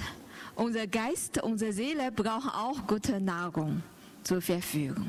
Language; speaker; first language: German; non-native, learner; Chinese